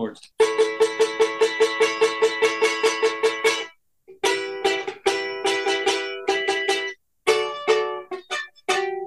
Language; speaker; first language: English; native; English